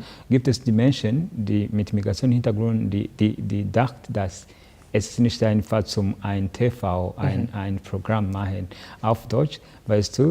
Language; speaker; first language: German; non-native, learner; Kinyarwanda